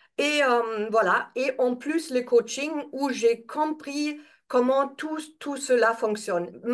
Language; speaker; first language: French; non-native, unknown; German